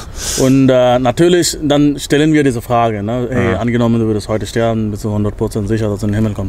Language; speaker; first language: German; non-native, fluent; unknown